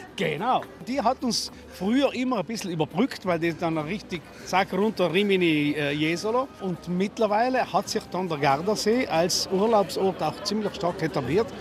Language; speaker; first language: German; native; German